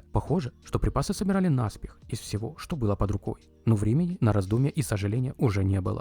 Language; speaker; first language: Russian; native; Russian